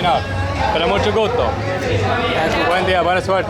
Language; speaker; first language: Spanish; non-native, learner; English